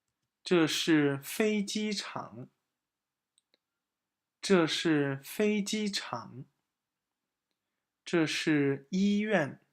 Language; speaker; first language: Chinese; non-native, fluent; English